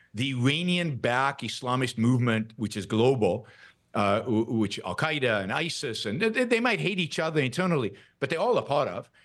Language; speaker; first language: English; non-native, fluent; Hebrew